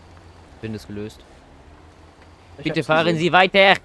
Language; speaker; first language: German; native; German